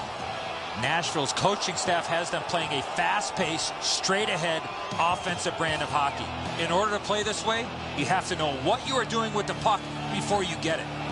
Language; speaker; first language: English; native; English